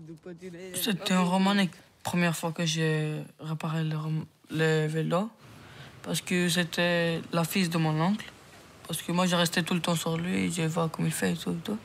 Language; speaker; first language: French; early bilingual, other home language; Romanian